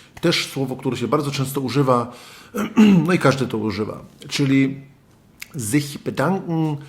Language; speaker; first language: Polish; early bilingual, other home language; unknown